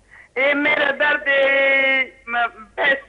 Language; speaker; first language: Hindi; early bilingual, heritage; Hindi